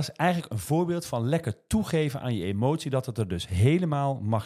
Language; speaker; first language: Dutch; native; Dutch